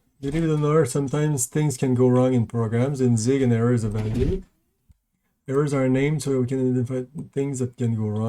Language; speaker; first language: English; non-native, local second language; French